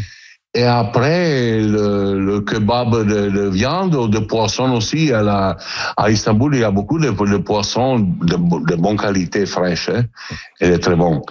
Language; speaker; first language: French; non-native, learner; Italian